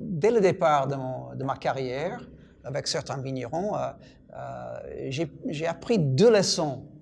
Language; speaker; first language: French; non-native, fluent; English